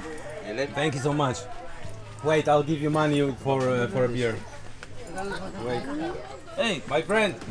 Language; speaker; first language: English; non-native, learner; Polish